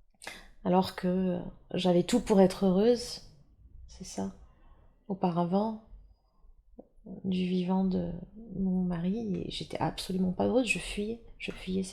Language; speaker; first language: French; native; French